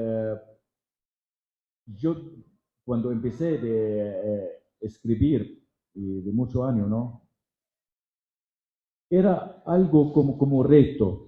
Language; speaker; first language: Spanish; non-native, fluent; Arabic